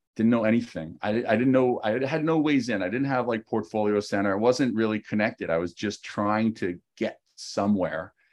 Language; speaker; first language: English; native; English